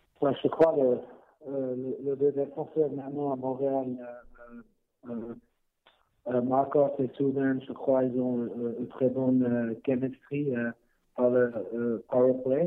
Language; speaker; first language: French; non-native, learner; Swiss German